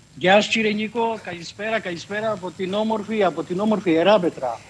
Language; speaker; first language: Greek; native; Greek